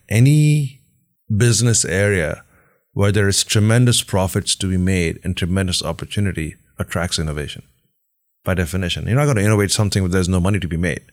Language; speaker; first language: English; non-native, local second language; Hindi